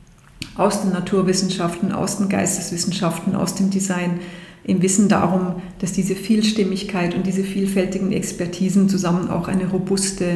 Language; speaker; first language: German; native; German